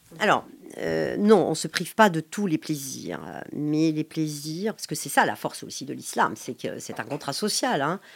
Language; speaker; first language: French; non-native, local second language; Arabic